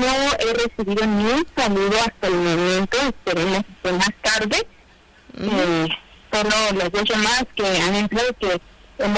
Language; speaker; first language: Spanish; native; Spanish